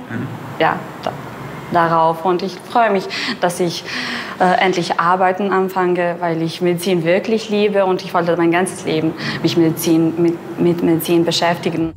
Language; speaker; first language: German; non-native, fluent; Bosnian